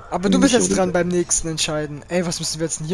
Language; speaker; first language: German; native; German